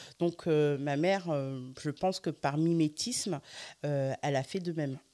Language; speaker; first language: French; early bilingual, other home language; Fula